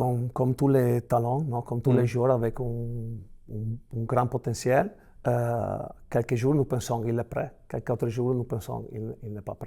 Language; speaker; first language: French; non-native, fluent; Italian